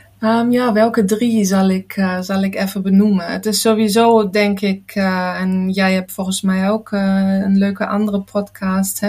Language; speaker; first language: Dutch; non-native, fluent; German